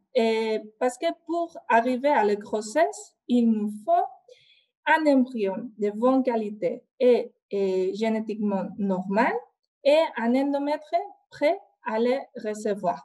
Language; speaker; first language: French; non-native, fluent; Spanish